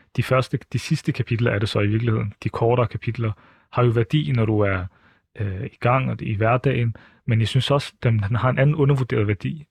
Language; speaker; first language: Danish; early bilingual, other home language; Arabic